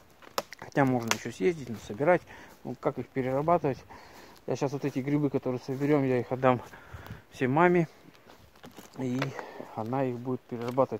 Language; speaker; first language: Russian; native; Russian